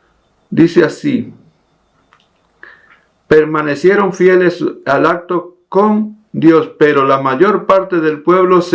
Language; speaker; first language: Spanish; native; Spanish